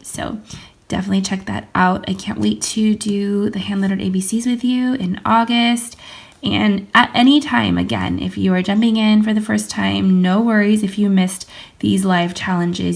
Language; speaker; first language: English; native; English